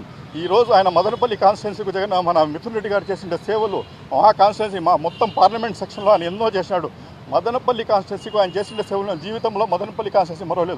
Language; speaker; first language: Telugu; native; Telugu